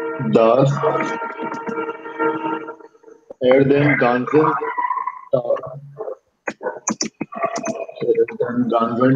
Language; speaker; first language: German; non-native, learner; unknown